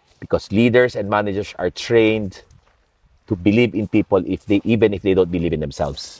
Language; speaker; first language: English; non-native, local second language; Filipino